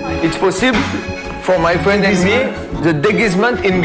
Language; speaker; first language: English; non-native, learner; French